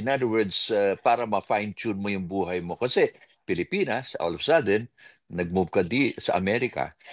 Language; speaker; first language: Filipino; native; Filipino